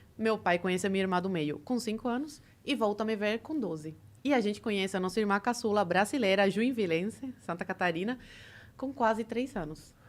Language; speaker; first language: Portuguese; early bilingual, other home language; Spanish